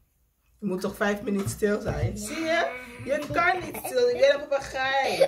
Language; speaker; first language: Dutch; non-native, fluent; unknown